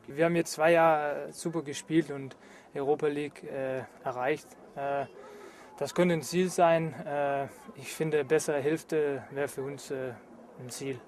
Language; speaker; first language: German; non-native, fluent; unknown